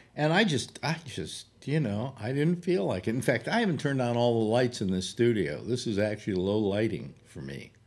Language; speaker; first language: English; native; English